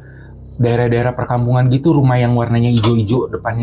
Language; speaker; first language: Indonesian; native; Indonesian